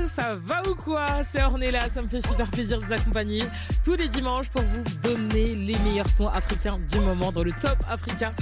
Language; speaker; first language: French; native; French